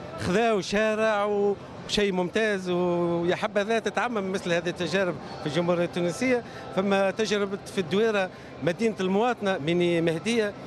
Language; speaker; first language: Arabic; native; Arabic